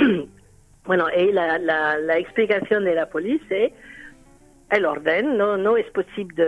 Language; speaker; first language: Spanish; non-native, learner; French